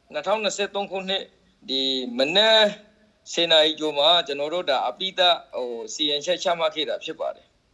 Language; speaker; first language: Burmese; native; Burmese